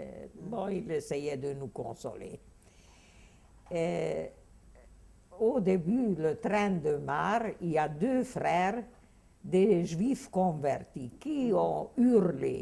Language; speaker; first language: French; non-native, fluent; Hungarian